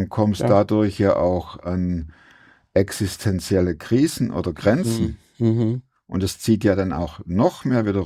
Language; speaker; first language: German; native; German